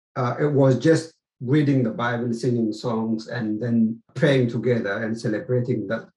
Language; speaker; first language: English; non-native, fluent; Amharic